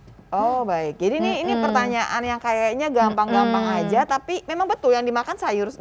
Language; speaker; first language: Indonesian; native; Indonesian